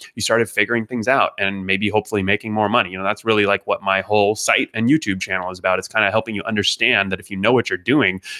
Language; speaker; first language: English; native; English